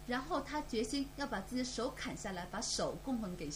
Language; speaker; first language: Chinese; native; Chinese